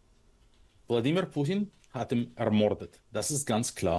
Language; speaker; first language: German; non-native, fluent; Russian